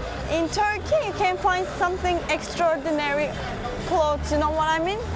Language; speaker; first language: English; non-native, fluent; Turkish